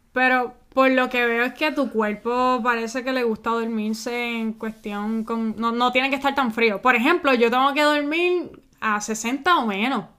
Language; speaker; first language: Spanish; early bilingual, heritage; Spanish